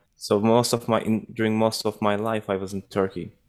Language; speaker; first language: English; non-native, fluent; Turkish